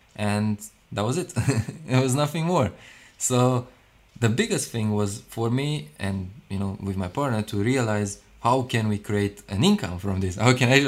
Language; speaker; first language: English; non-native, fluent; Romanian